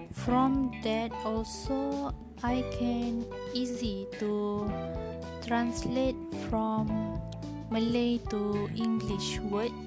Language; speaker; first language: English; non-native, learner; Malay